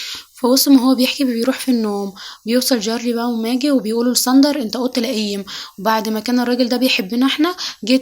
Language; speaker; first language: Arabic; native; Arabic